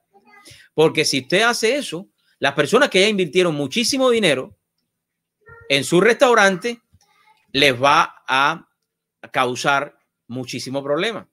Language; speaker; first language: Spanish; native; Spanish